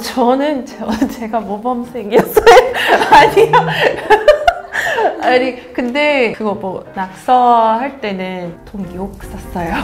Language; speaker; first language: Korean; non-native, fluent; English